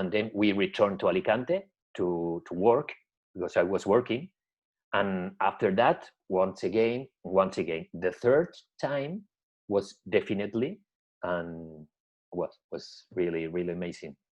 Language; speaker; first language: English; non-native, learner; Spanish